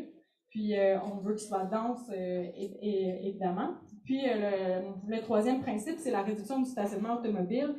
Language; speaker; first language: French; native; French